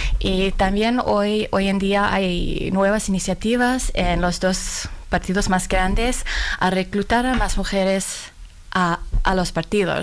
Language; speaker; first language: Spanish; non-native, fluent; Finnish